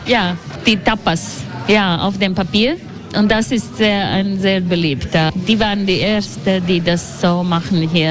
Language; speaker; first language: German; non-native, learner; Latvian